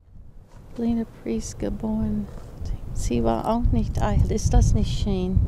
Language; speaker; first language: German; early bilingual, heritage; English